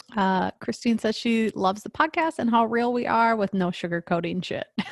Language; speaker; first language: English; early bilingual, other home language; Spanish